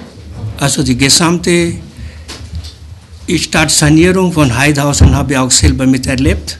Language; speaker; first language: German; early bilingual, other home language; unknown